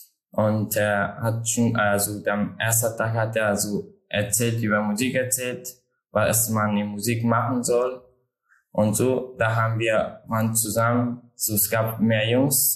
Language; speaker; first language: German; non-native, learner; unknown